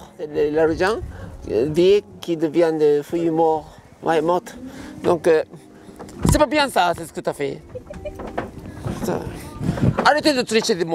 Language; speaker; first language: French; non-native, fluent; Japanese